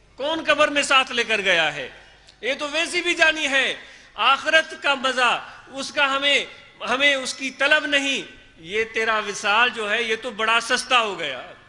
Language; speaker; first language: Urdu; non-native, local second language; Sindhi